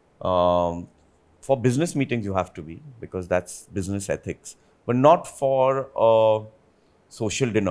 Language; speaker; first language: English; non-native, local second language; Hindi